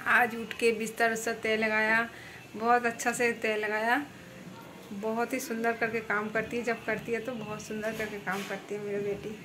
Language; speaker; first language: Hindi; non-native, local second language; Bangla